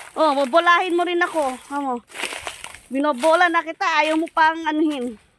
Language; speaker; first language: Filipino; non-native, local second language; Cebuano